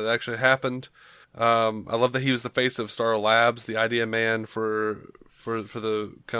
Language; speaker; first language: English; native; English